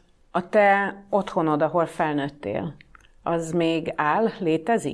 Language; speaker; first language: Hungarian; native; Hungarian